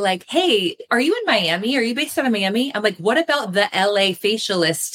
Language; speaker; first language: English; native; English